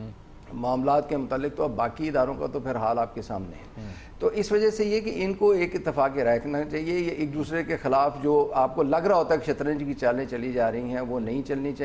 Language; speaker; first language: Urdu; native; Urdu